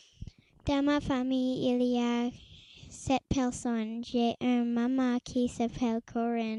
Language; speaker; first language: French; non-native, learner; English